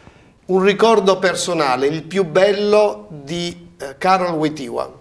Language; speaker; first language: Italian; native; Italian